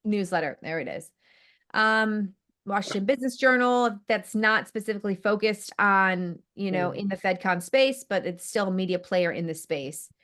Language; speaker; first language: English; native; English